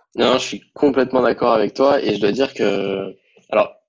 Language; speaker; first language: French; native; French